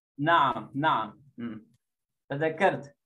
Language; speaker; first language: Arabic; non-native, fluent; Indonesian